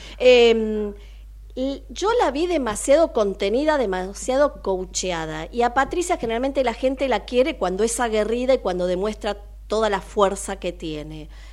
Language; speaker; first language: Spanish; native; Spanish